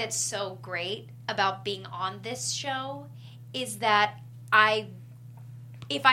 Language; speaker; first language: English; native; English